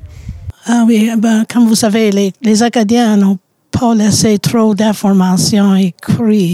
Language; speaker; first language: French; native; French